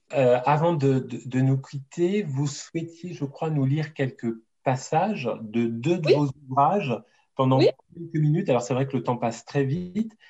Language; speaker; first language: French; native; French